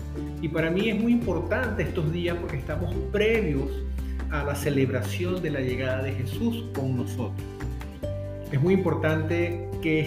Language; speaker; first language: Spanish; native; Spanish